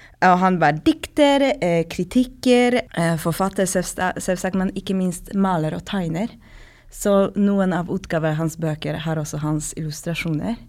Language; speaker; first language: Norwegian; non-native, fluent; Polish